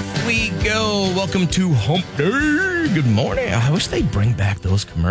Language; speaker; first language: English; native; English